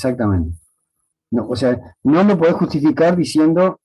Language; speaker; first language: Spanish; native; Spanish